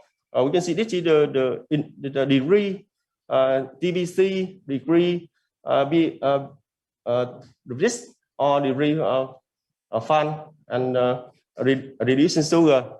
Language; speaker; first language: English; non-native, learner; Vietnamese